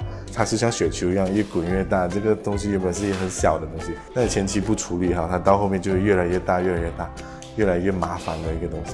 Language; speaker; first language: Chinese; native; Chinese